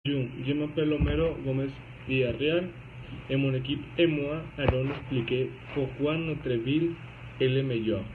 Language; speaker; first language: French; non-native, learner; Spanish